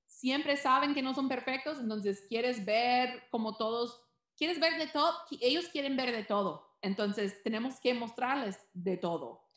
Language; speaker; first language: Spanish; early bilingual, heritage; Spanish